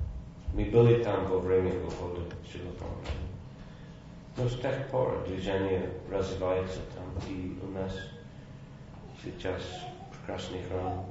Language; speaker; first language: Russian; non-native, fluent; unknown